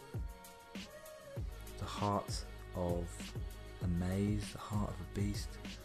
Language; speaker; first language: English; native; English